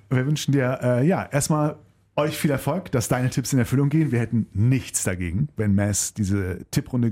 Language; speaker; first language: German; native; German